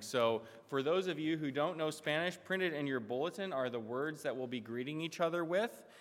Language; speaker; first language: English; native; English